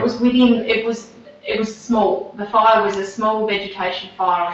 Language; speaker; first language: English; native; English